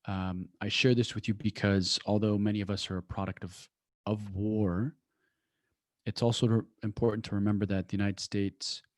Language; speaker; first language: English; early bilingual, other home language; Persian